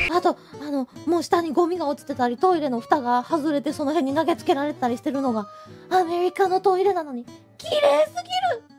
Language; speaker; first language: Japanese; early bilingual, heritage; Japanese